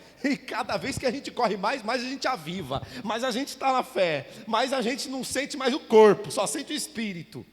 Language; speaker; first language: Portuguese; native; Portuguese